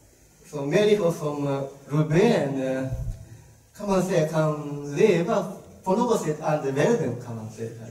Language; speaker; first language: Swedish; non-native, learner; Japanese